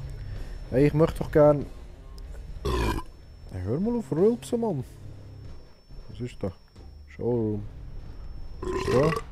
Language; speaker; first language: German; native; German